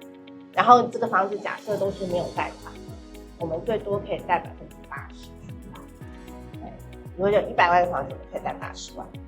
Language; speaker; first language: Chinese; native; Chinese